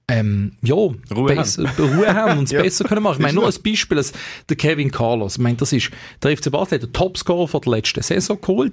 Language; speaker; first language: German; native; German